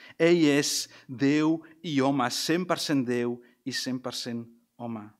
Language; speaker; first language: Catalan; non-native, fluent; English